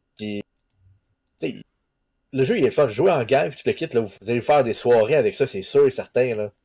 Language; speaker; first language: French; native; French